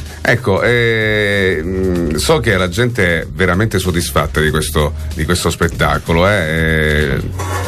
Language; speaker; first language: Italian; native; Italian